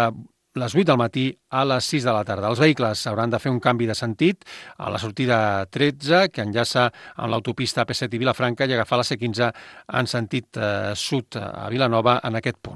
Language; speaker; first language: Catalan; native; Catalan